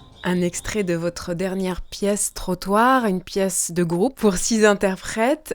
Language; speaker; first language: French; native; French